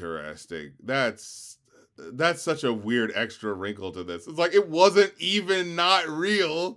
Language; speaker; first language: English; native; English